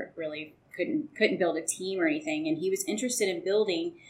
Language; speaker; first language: English; native; English